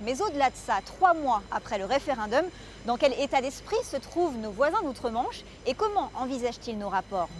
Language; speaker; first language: French; native; French